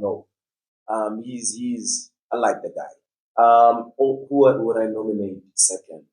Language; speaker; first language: English; non-native, local second language; Tswana